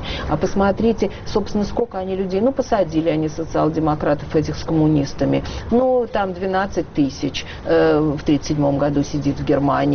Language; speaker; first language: Russian; native; Russian